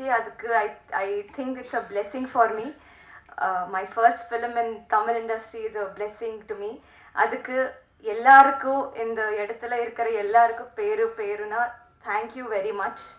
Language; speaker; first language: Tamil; non-native, learner; Telugu